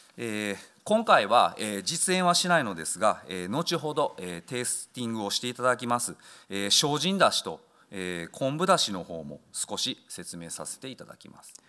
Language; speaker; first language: Japanese; native; Japanese